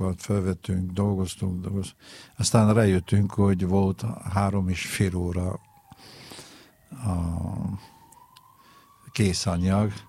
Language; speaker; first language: Hungarian; non-native, fluent; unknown